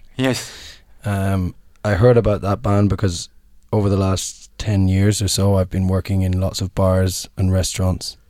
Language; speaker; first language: English; native; English